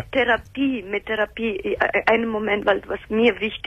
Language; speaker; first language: German; early bilingual, other home language; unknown